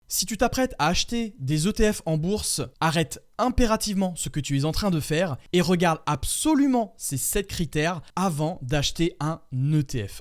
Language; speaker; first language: French; native; French